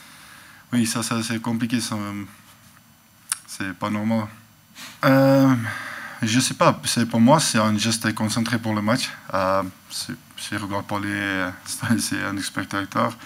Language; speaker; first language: French; non-native, learner; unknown